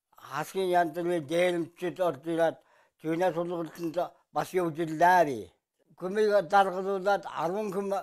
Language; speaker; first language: Mongolian; native; Mongolian